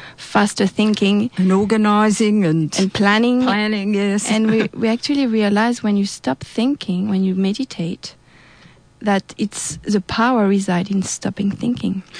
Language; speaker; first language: English; native; English